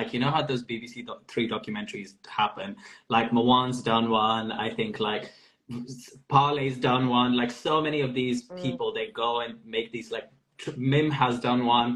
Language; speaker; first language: English; non-native, local second language; Urdu